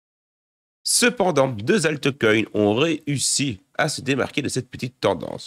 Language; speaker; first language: French; native; French